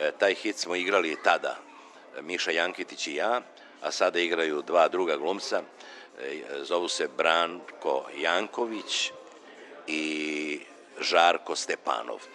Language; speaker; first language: Serbian; non-native, local second language; Macedonian